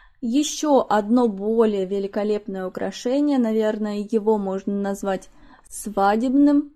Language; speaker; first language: Russian; native; Russian